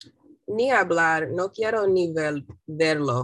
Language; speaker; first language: Spanish; non-native, learner; English